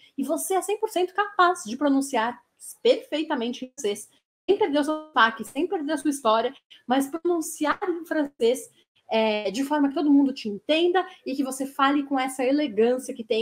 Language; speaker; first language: Portuguese; native; Portuguese